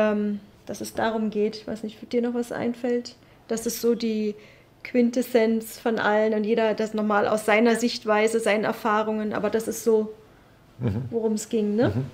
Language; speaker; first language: German; native; German